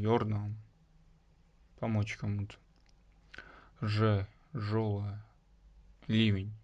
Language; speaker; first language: Russian; non-native, local second language; Tajik